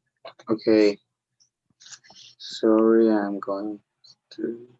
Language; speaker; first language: English; non-native, learner; Spanish